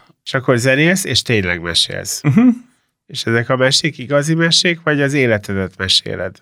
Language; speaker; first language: Hungarian; native; Hungarian